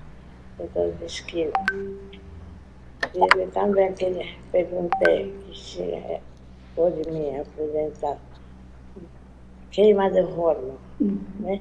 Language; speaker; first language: Portuguese; non-native, learner; Japanese